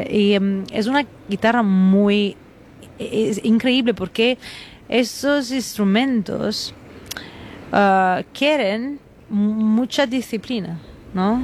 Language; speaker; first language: Spanish; non-native, fluent; Italian